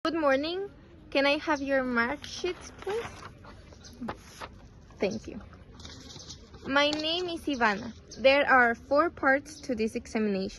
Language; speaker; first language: English; non-native, fluent; Spanish